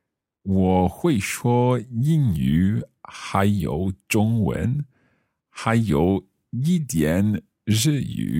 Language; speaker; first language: Chinese; non-native, learner; English